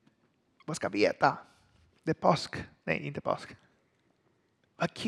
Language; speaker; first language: Swedish; non-native, learner; Spanish